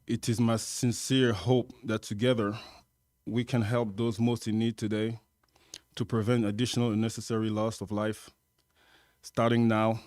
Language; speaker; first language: English; non-native, fluent; French